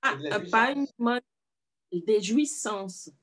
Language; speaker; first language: French; non-native, learner; Portuguese